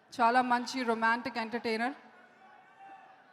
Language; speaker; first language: Telugu; non-native, fluent; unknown